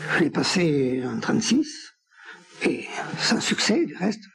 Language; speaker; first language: French; native; French